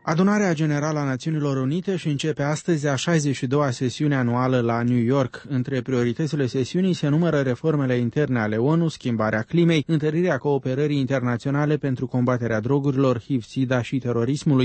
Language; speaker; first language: Romanian; native; Romanian